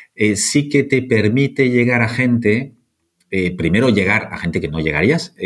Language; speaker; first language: Spanish; non-native, fluent; French